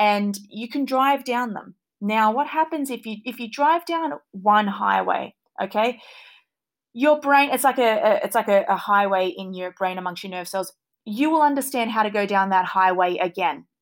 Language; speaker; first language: English; native; English